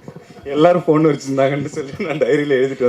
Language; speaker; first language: Tamil; native; Tamil